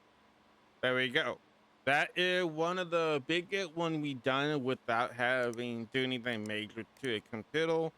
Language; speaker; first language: English; native; English